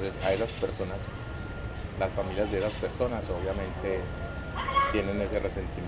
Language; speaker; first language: Spanish; native; Spanish